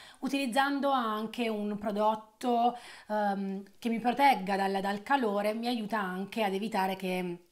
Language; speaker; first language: Italian; native; Italian